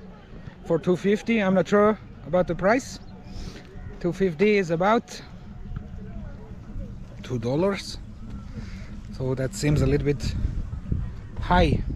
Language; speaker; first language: English; non-native, fluent; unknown